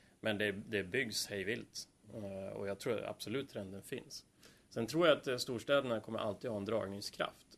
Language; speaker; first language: Swedish; native; Swedish